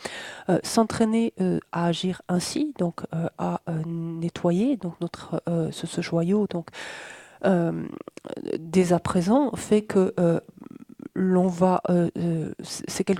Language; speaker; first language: French; native; French